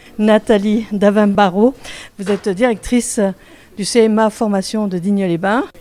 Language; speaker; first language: French; native; French